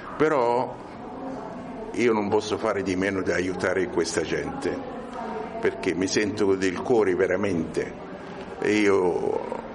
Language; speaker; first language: Italian; non-native, learner; Arabic